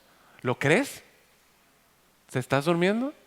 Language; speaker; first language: Spanish; native; Spanish